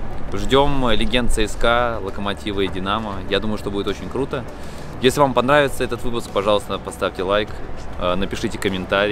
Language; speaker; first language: Russian; native; Russian